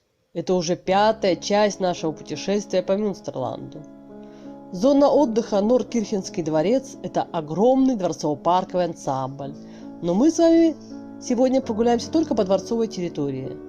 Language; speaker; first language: Russian; native; Russian